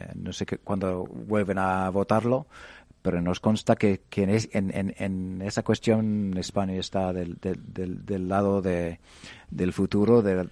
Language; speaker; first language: Spanish; non-native, fluent; English